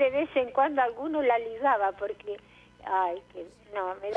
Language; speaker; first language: Spanish; native; Spanish